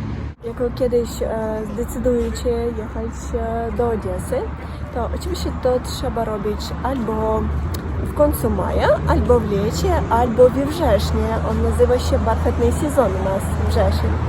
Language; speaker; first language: Polish; non-native, learner; Russian